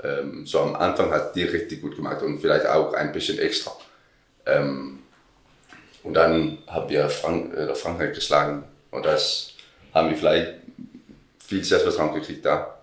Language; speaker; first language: German; non-native, learner; Danish